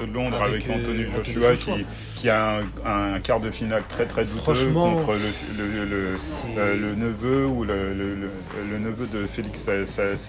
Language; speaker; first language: French; native; French